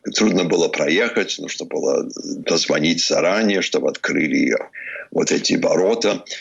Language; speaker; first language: Russian; early bilingual, heritage; English